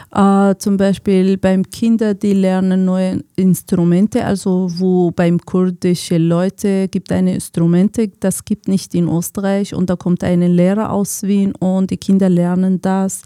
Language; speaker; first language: German; non-native, fluent; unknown